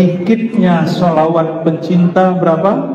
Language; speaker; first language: Indonesian; native; Indonesian